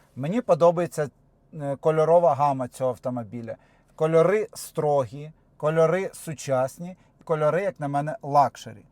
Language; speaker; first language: Ukrainian; non-native, local second language; Russian